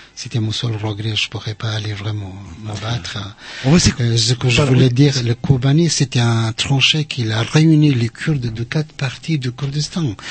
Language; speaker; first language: French; non-native, fluent; Arabic